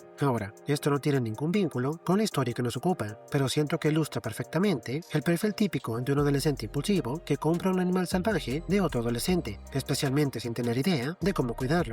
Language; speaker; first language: Spanish; native; Spanish